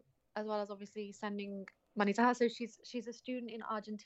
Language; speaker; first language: English; native; English